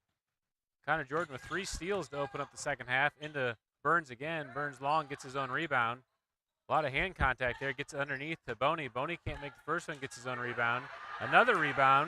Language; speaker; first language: English; native; English